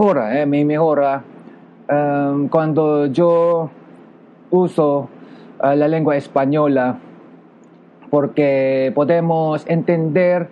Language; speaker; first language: Spanish; non-native, local second language; Filipino